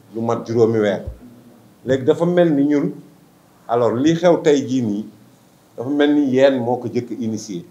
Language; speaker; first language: French; non-native, local second language; Wolof